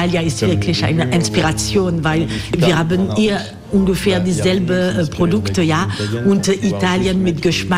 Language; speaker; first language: German; non-native, learner; French